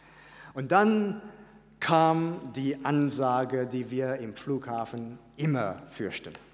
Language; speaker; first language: German; non-native, fluent; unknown